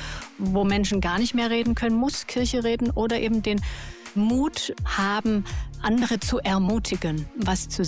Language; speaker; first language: German; native; German